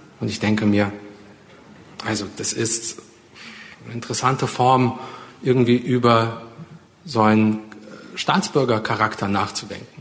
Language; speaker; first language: German; early bilingual, other home language; Russian